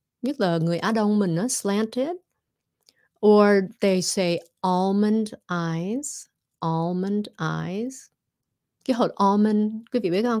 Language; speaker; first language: Vietnamese; early bilingual, heritage; Vietnamese